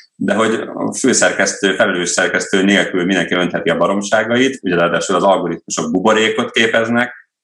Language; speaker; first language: Hungarian; native; Hungarian